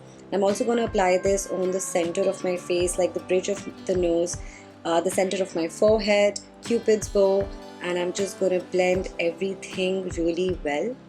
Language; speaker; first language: English; non-native, local second language; Hindi